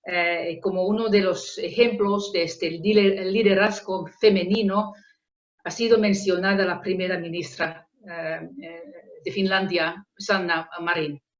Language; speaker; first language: Spanish; non-native, fluent; Finnish